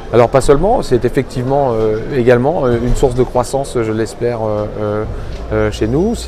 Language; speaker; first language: French; native; French